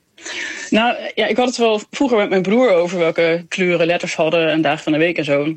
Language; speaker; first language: Dutch; native; Dutch